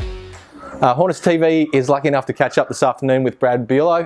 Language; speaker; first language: English; native; English